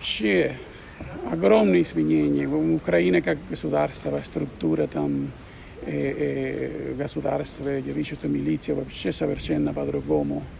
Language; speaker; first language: Russian; non-native, fluent; Spanish